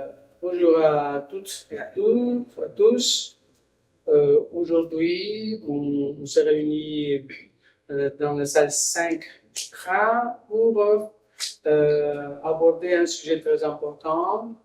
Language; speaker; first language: French; non-native, fluent; Spanish